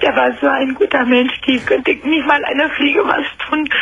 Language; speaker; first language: German; non-native, fluent; Romanian